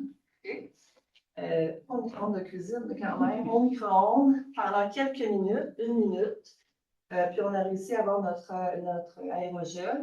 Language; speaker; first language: French; native; French